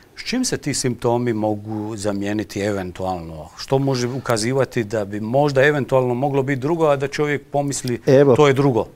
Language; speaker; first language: Croatian; native; Croatian